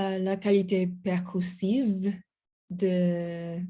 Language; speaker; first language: French; non-native, learner; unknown